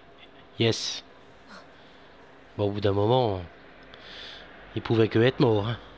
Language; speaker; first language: French; native; French